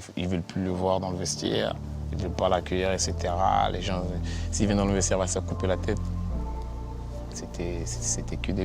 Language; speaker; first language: French; native; French